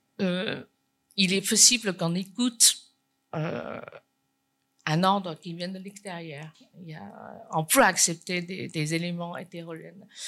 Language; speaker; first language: French; non-native, fluent; Chinese